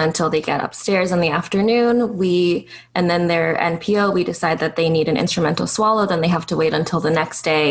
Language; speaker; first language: English; native; English